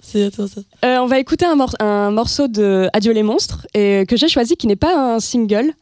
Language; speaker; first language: French; native; French